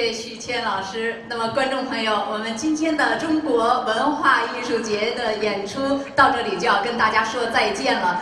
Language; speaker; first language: Chinese; native; Chinese